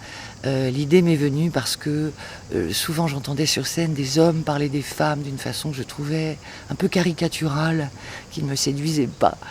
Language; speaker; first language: French; native; French